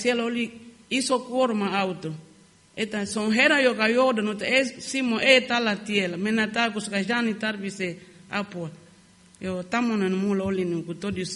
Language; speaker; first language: Finnish; non-native, learner; Lingala